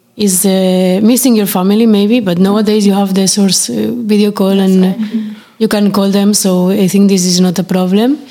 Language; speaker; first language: English; non-native, fluent; Spanish